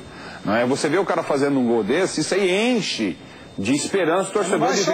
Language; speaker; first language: Portuguese; native; Portuguese